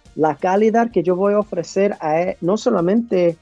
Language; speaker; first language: Spanish; early bilingual, heritage; Spanish